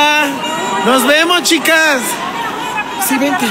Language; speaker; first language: Spanish; native; Spanish